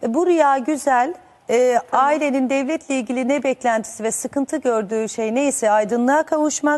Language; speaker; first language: Turkish; native; Turkish